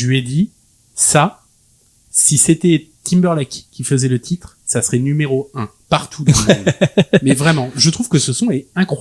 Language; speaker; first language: French; native; French